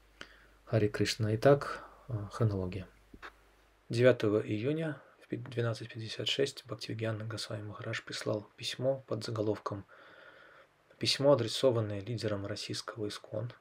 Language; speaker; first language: Russian; native; Russian